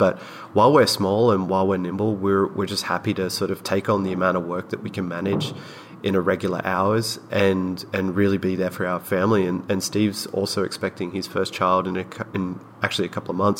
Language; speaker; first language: English; native; English